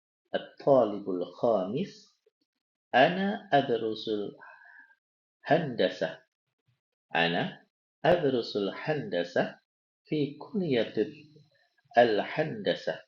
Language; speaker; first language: Arabic; non-native, fluent; Indonesian